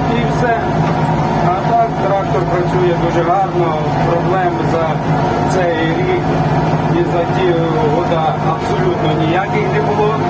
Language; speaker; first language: Ukrainian; native; Ukrainian